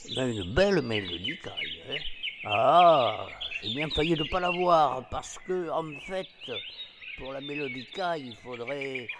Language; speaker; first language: French; native; French